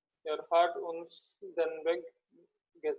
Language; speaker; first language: German; non-native, learner; Telugu